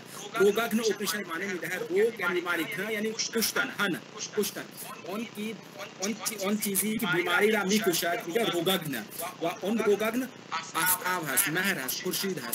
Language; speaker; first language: Persian; non-native, learner; Hindi